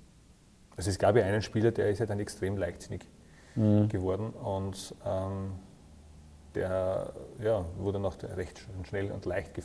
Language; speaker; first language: German; native; German